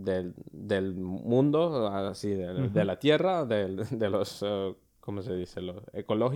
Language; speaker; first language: Spanish; early bilingual, other home language; Finnish